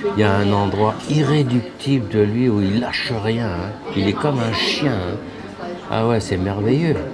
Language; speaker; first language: French; early bilingual, other home language; Spanish